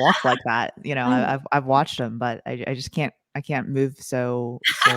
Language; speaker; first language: English; native; English